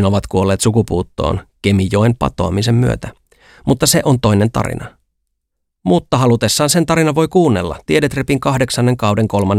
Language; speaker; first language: Finnish; native; Finnish